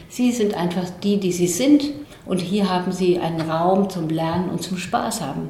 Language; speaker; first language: German; native; German